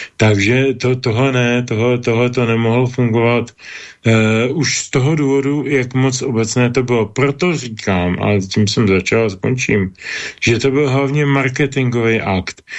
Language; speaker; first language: Czech; native; Czech